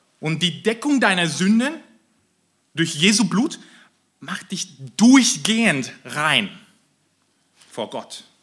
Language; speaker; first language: German; non-native, fluent; Spanish